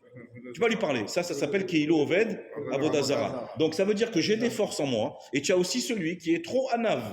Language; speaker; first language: French; native; French